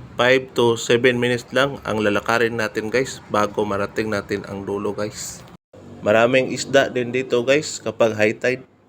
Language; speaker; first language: Filipino; non-native, local second language; Cebuano